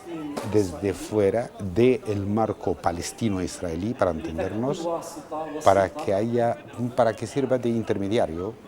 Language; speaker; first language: Spanish; non-native, fluent; Arabic